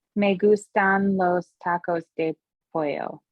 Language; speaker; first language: Spanish; non-native, learner; English